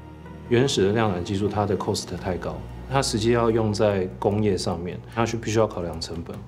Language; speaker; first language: Chinese; native; Chinese